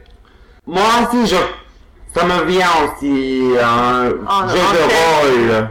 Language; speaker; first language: French; non-native, fluent; Turkish